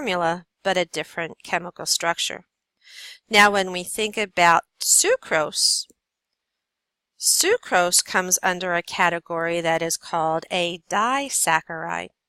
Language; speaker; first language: English; native; English